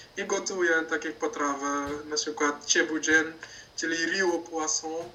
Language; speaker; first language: Polish; non-native, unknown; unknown